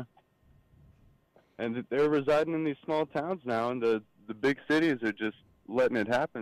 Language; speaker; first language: English; native; English